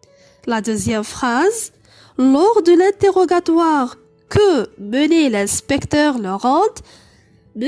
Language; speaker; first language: French; non-native, local second language; Arabic